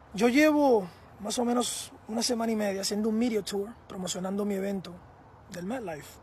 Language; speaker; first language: Spanish; early bilingual, heritage; Spanish